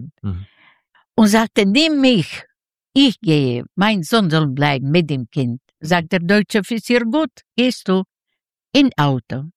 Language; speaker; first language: German; non-native, learner; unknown